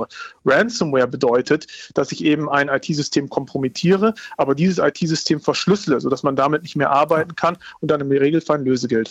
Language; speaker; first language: German; native; German